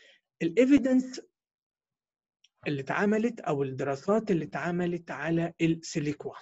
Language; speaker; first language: Arabic; native; Arabic